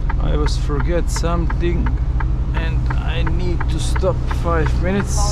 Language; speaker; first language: English; non-native, learner; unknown